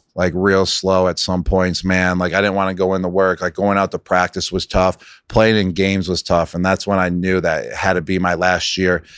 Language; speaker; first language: English; native; English